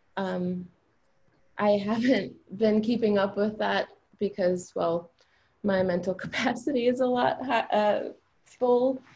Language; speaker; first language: English; early bilingual, other home language; Albanian